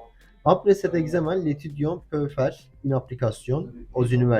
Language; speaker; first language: French; non-native, learner; Turkish